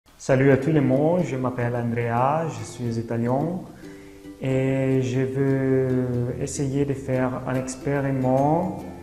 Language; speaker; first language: French; non-native, fluent; Italian